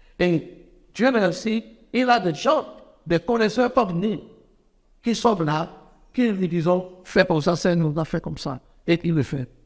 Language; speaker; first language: French; non-native, local second language; Fon